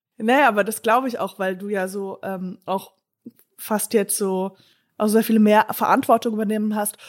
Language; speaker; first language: German; non-native, fluent; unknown